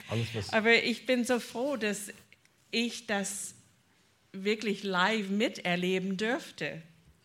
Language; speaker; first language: German; non-native, fluent; English